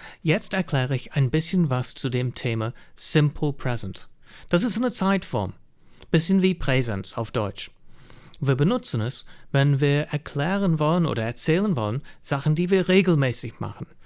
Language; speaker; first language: German; non-native, fluent; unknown